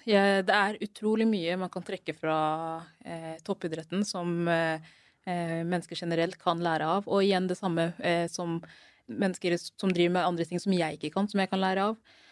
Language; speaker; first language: Norwegian; early bilingual, other home language; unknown